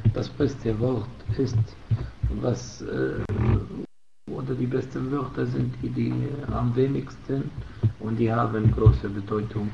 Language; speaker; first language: German; non-native, fluent; Arabic